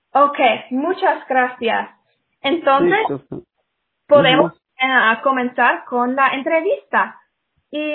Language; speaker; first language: Spanish; non-native, fluent; English